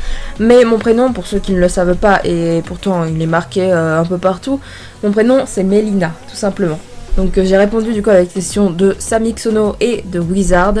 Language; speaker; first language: French; native; French